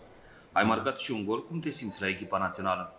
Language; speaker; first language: Romanian; native; Romanian